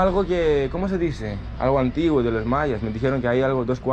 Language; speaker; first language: Spanish; non-native, learner; Greek